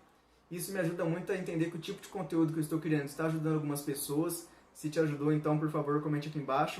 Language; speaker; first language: Portuguese; native; Portuguese